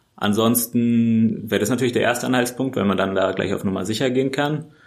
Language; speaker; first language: German; native; German